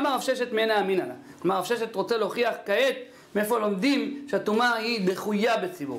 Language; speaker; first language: Hebrew; native; Hebrew